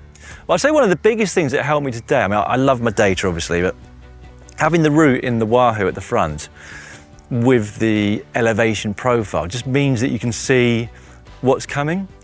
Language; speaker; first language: English; native; English